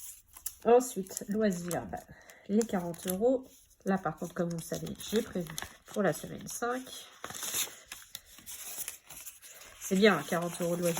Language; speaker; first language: French; native; French